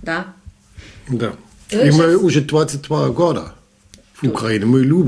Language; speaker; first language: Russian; non-native, learner; German